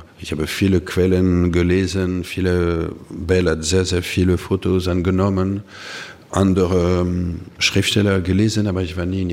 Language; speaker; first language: German; non-native, fluent; French